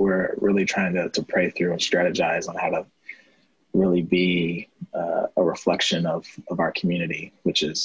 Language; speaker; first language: English; native; English